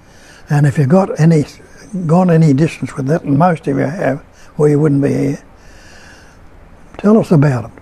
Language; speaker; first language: English; native; English